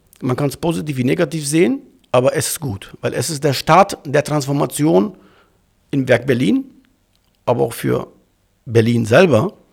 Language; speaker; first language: German; early bilingual, other home language; Turkish